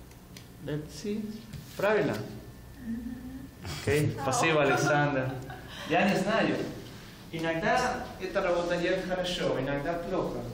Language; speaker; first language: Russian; non-native, learner; Spanish